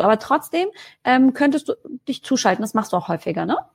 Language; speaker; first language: German; native; German